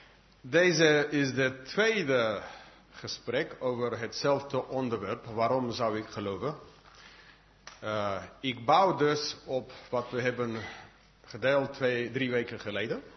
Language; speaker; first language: Dutch; non-native, fluent; English